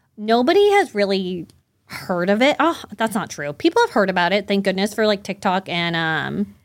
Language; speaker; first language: English; early bilingual, other home language; Chinese